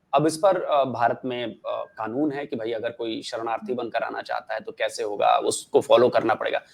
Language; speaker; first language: Hindi; native; Hindi